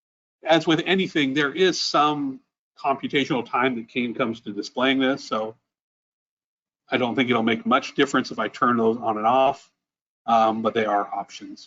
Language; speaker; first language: English; native; English